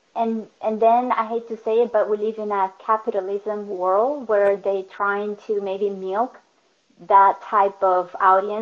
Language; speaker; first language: English; non-native, fluent; Spanish